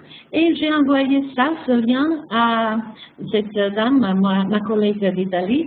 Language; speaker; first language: French; non-native, fluent; Macedonian